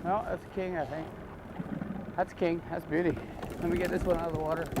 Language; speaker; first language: English; native; English